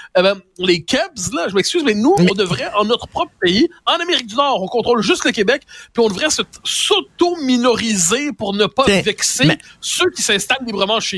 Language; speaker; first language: French; native; French